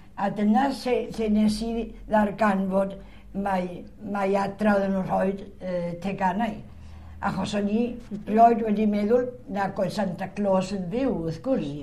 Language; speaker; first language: Welsh; early bilingual, heritage; Welsh